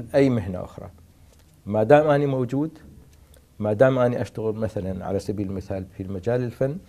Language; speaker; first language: Arabic; native; Arabic